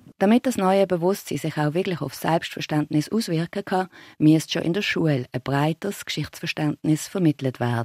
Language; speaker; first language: German; native; German